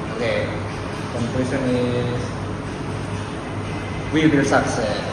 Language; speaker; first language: English; non-native, learner; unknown